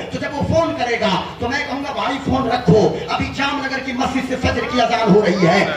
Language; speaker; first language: Urdu; native; Urdu